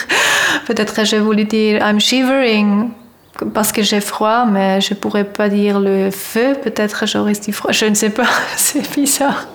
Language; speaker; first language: French; non-native, fluent; German